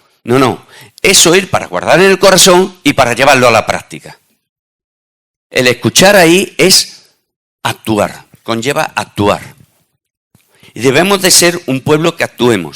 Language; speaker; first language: Spanish; native; Spanish